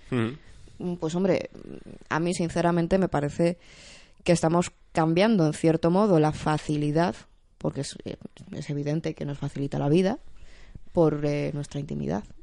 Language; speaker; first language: Spanish; native; Spanish